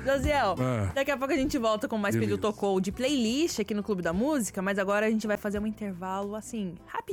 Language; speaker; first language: Portuguese; native; Portuguese